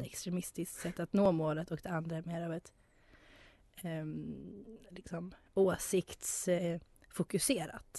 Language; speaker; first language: Swedish; native; Swedish